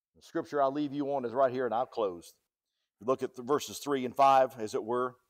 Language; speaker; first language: English; native; English